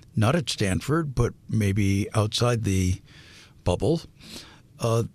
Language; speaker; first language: English; native; English